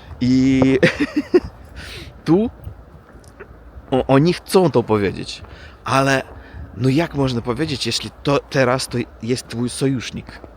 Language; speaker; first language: Polish; non-native, fluent; Russian